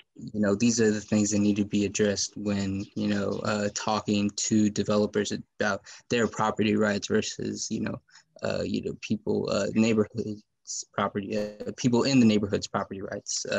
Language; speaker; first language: English; native; English